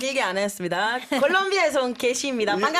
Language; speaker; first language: Korean; non-native, fluent; Spanish